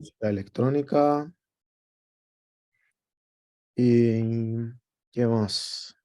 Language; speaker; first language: Spanish; non-native, learner; Greek